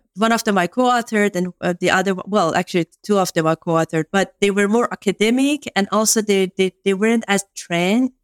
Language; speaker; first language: English; non-native, fluent; Persian